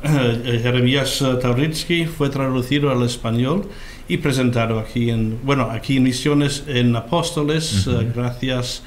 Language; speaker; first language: Spanish; non-native, fluent; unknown